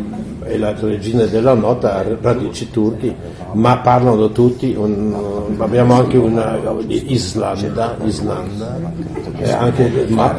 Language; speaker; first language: Italian; non-native, fluent; German